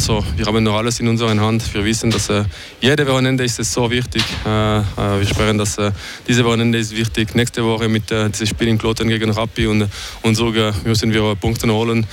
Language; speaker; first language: German; non-native, local second language; French